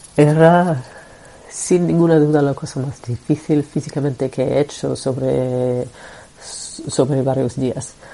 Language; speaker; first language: Spanish; non-native, fluent; French